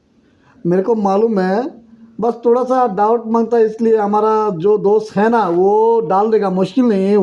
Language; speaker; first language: Hindi; non-native, fluent; Bangla